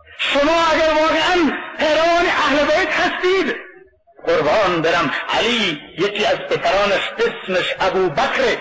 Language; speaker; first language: Persian; non-native, local second language; Baluchi